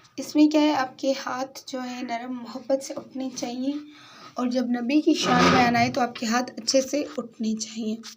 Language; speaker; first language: Urdu; non-native, local second language; Sindhi